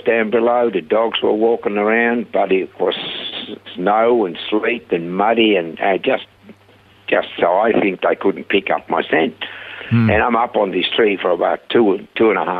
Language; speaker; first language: English; non-native, fluent; Swiss German